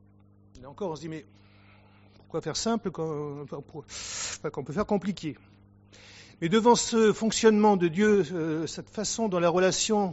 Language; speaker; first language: French; native; French